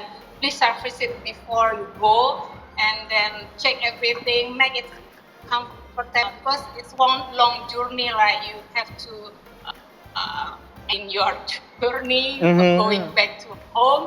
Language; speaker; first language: English; non-native, learner; Indonesian